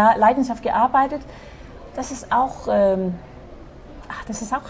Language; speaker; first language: German; non-native, fluent; Danish